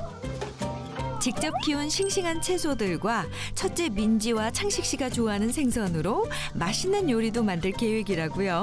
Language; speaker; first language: Korean; native; Korean